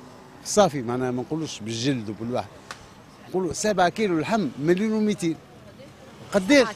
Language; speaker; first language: Arabic; native; Arabic